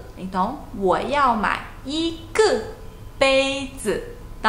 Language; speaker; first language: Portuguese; non-native, fluent; Chinese